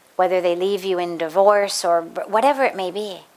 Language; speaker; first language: English; native; English